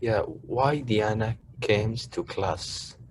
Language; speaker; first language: English; non-native, learner; Arabic